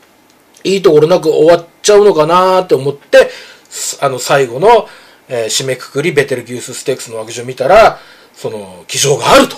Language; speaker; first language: Japanese; native; Japanese